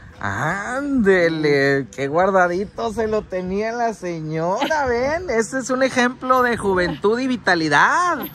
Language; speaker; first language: Spanish; native; Spanish